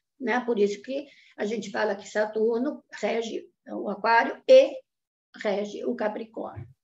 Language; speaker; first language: Portuguese; non-native, fluent; Italian